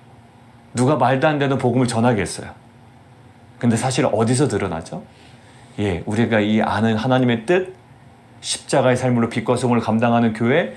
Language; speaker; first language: Korean; native; Korean